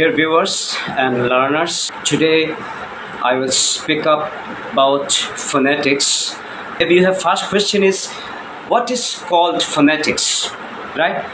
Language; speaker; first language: English; non-native, local second language; Bangla